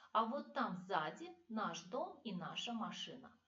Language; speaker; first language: Russian; non-native, fluent; Turkish